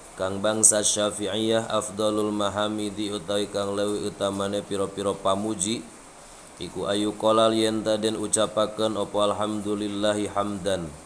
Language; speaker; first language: Javanese; non-native, local second language; Sundanese